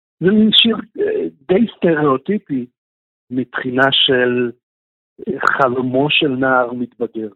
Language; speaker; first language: Hebrew; non-native, fluent; Russian